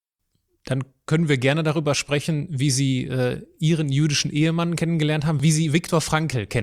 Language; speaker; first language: German; native; German